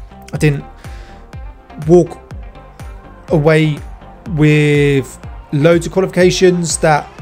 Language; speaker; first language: English; native; English